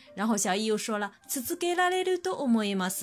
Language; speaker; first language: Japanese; non-native, fluent; Chinese